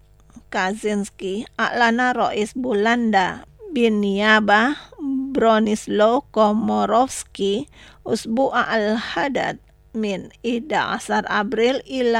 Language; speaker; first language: Arabic; non-native, learner; Indonesian